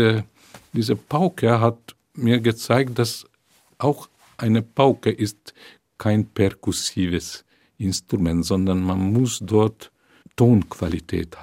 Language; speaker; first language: German; non-native, fluent; Hungarian